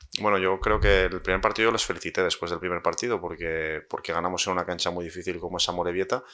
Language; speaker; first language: Spanish; native; Spanish